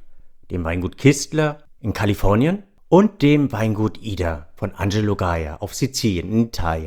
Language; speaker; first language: German; native; German